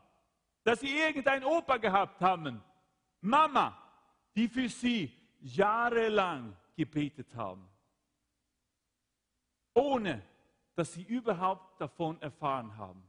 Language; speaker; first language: German; non-native, fluent; Swedish